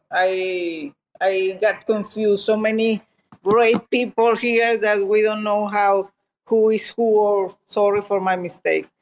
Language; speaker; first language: English; non-native, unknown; Italian